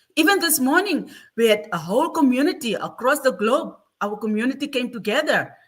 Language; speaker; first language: English; non-native, local second language; Afrikaans